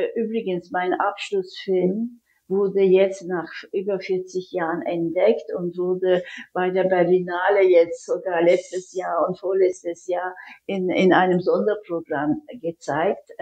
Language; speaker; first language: German; early bilingual, other home language; Turkish